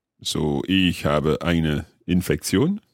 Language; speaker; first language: German; non-native, learner; English